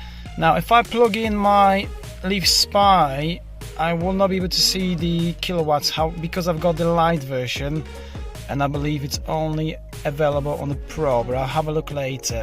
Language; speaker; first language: English; non-native, fluent; Polish